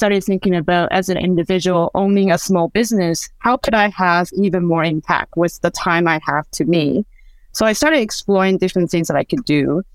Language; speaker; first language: English; non-native, fluent; Chinese